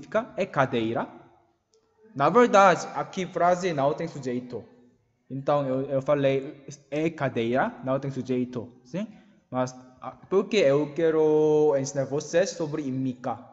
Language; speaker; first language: Portuguese; non-native, learner; Korean